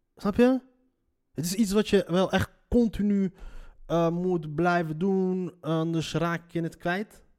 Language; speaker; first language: Dutch; early bilingual, other home language; Riffian